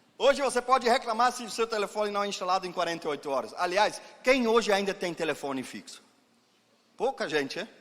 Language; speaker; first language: Portuguese; non-native, fluent; German